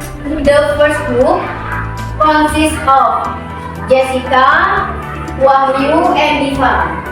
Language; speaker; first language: English; non-native, learner; Indonesian